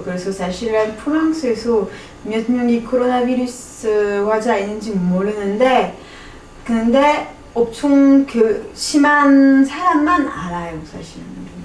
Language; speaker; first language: Korean; non-native, learner; French